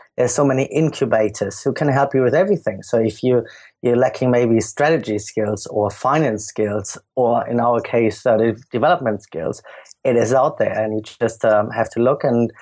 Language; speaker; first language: English; non-native, fluent; German